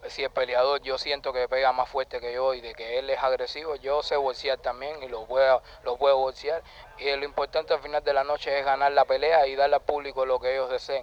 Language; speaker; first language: Spanish; native; Spanish